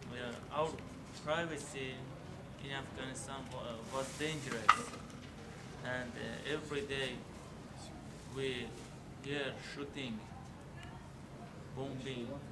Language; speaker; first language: English; non-native, learner; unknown